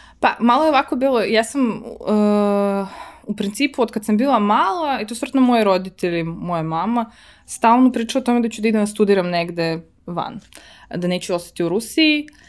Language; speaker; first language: Serbian; early bilingual, heritage; Serbian